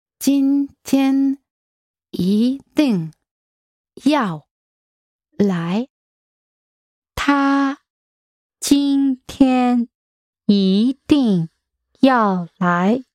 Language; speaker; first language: Chinese; non-native, learner; English